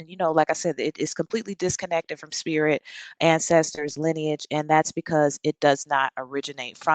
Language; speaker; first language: English; native; English